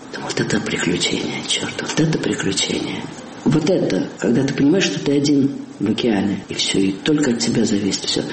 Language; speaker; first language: Russian; native; Russian